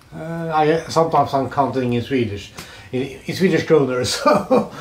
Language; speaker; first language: English; non-native, fluent; Swedish